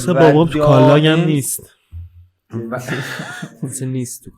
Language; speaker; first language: Persian; native; Persian